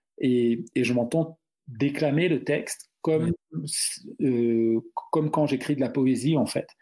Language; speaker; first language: French; non-native, local second language; Duala